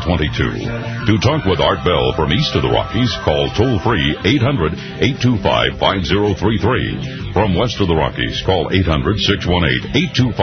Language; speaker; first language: English; native; English